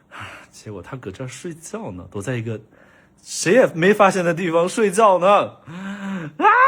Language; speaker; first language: Chinese; native; Chinese